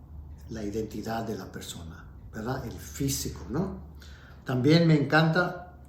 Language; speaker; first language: Spanish; early bilingual, heritage; Spanish